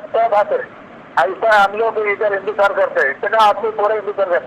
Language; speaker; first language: Hindi; non-native, local second language; Malayalam